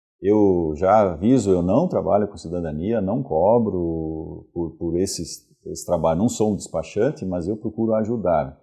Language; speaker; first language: Portuguese; non-native, local second language; Venetian